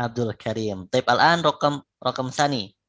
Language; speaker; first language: Arabic; non-native, fluent; Indonesian